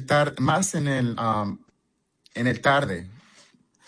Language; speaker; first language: Spanish; early bilingual, heritage; English